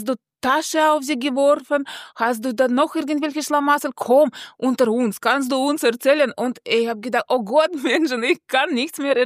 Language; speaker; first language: German; non-native, fluent; Russian